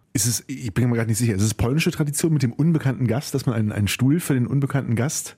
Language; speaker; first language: German; native; German